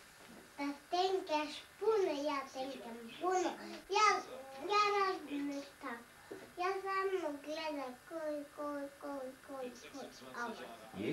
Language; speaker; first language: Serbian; early bilingual, heritage; Serbian